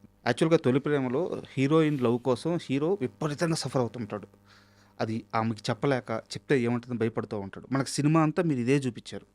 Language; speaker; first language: Telugu; native; Telugu